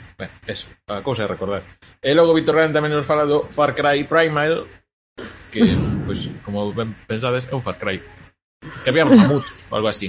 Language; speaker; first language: Galician; non-native, local second language; Spanish